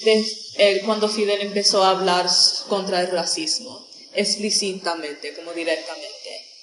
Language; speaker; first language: Spanish; non-native, learner; English